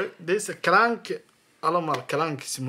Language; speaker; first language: Dutch; non-native, learner; Somali